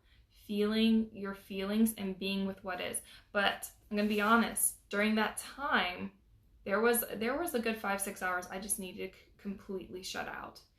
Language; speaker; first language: English; native; English